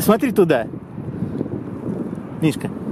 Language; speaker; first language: Russian; native; Russian